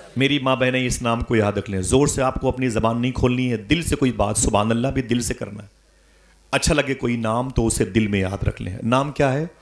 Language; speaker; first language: Urdu; native; Urdu